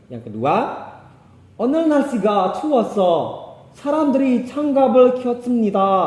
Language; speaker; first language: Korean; non-native, fluent; Indonesian